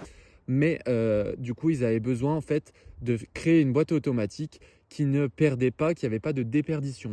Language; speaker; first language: French; native; French